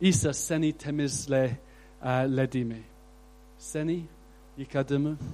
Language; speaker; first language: Turkish; non-native, fluent; English